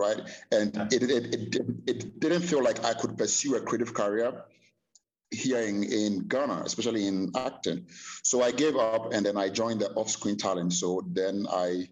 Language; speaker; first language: English; non-native, local second language; Akan